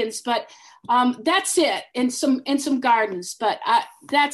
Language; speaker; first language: English; native; English